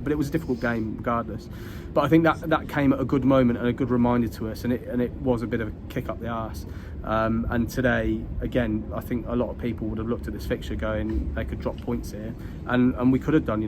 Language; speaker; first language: English; native; English